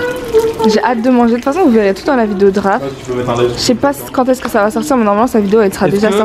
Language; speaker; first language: French; native; French